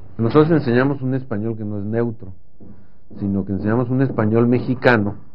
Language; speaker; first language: Spanish; native; Spanish